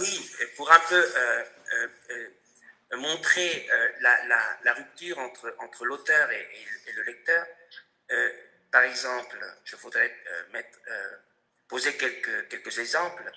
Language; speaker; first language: French; non-native, fluent; Spanish